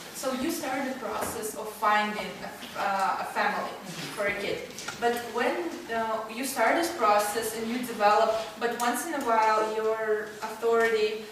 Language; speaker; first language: English; non-native, fluent; Russian